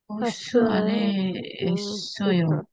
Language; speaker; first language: Korean; non-native, learner; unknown